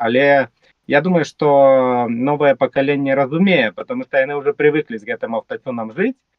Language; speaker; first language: Belarusian; non-native, local second language; Russian